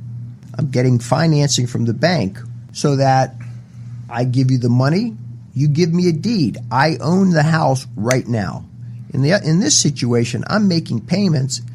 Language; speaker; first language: English; native; English